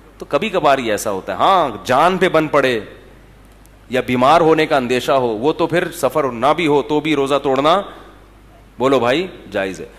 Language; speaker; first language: Urdu; native; Urdu